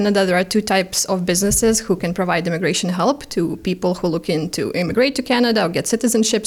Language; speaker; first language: English; non-native, fluent; Ukrainian